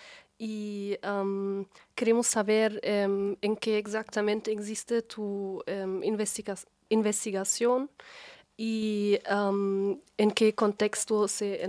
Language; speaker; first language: Spanish; non-native, learner; German